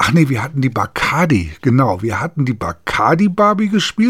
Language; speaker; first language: German; native; German